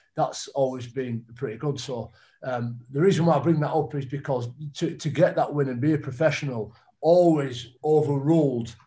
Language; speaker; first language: English; native; English